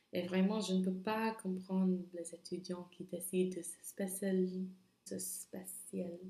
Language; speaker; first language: French; non-native, learner; English